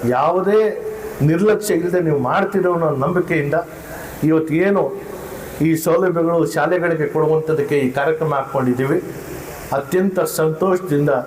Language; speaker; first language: Kannada; non-native, local second language; Urdu